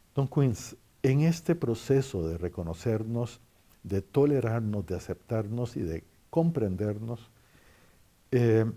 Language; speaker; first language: Spanish; native; Spanish